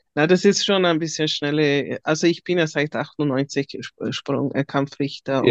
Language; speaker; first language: German; non-native, fluent; Swedish